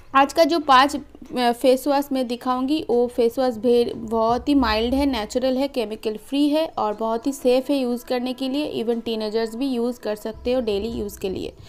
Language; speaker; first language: Hindi; non-native, local second language; Bangla